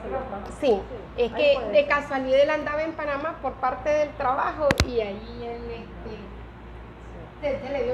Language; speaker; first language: Spanish; native; Spanish